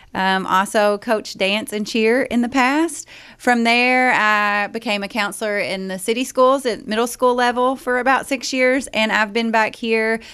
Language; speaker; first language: English; native; English